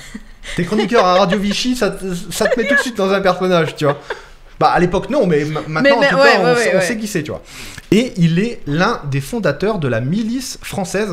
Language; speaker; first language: French; native; French